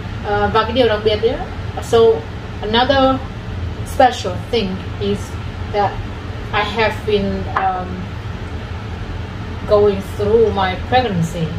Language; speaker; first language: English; non-native, fluent; Vietnamese